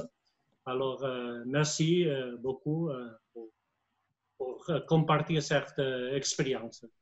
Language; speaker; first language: French; non-native, fluent; Spanish